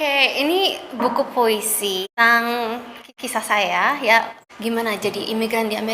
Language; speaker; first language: Indonesian; early bilingual, heritage; Indonesian